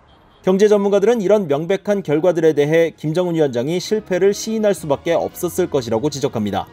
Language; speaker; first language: Korean; native; Korean